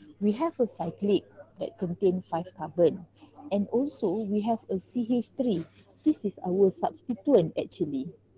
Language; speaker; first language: English; non-native, local second language; Malay